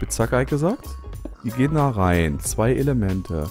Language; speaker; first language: German; native; German